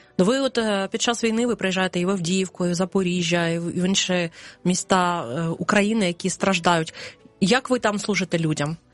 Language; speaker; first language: Ukrainian; native; Ukrainian